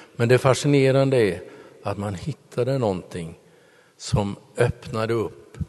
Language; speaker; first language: Swedish; native; Swedish